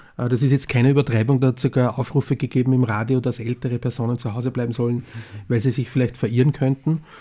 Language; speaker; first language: German; native; German